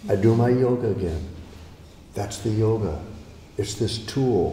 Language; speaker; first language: English; native; English